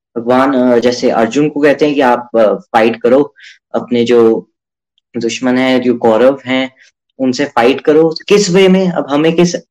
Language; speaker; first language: Hindi; native; Hindi